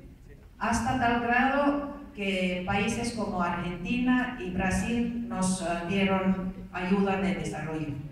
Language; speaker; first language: Spanish; non-native, fluent; Finnish